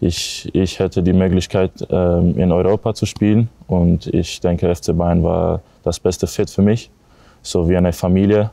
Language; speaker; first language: German; non-native, learner; English